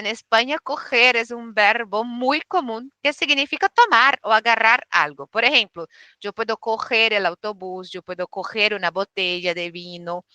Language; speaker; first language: Spanish; non-native, fluent; Portuguese